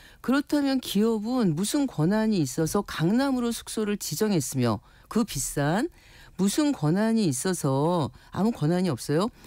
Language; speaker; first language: Korean; native; Korean